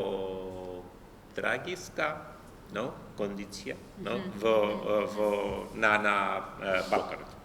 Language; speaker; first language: Macedonian; non-native, learner; Romanian